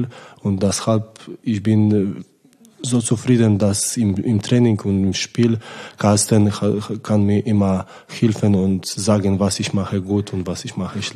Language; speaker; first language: German; non-native, learner; Polish